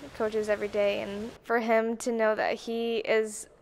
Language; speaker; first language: English; native; English